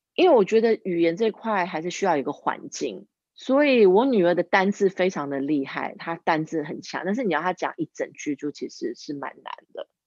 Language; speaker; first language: Chinese; non-native, local second language; English